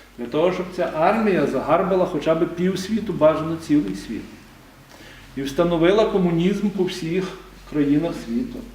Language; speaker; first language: Ukrainian; native; Ukrainian